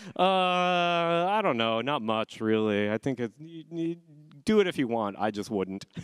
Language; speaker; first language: English; native; English